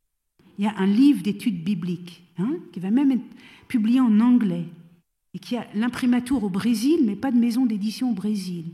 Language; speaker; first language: French; native; French